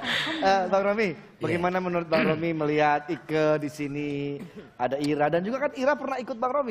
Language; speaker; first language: Indonesian; native; Indonesian